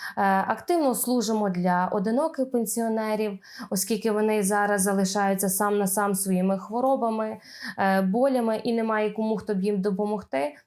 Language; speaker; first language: Ukrainian; native; Ukrainian